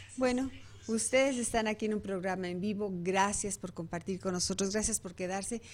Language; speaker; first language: Spanish; native; Spanish